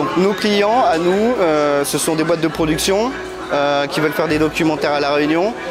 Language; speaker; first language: French; native; French